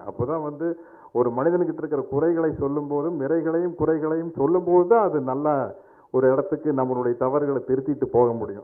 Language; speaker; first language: Tamil; native; Tamil